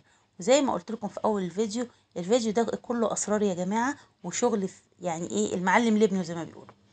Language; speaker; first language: Arabic; native; Arabic